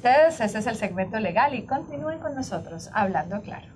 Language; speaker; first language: Spanish; native; Spanish